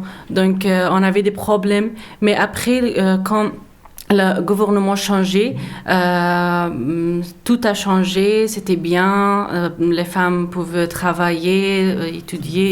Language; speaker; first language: French; non-native, learner; Persian